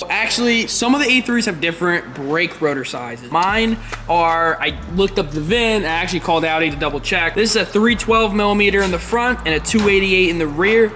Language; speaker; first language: English; native; English